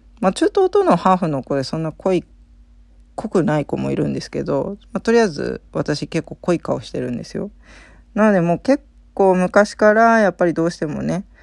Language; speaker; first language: Japanese; native; Japanese